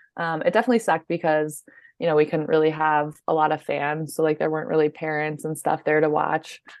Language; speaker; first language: English; native; English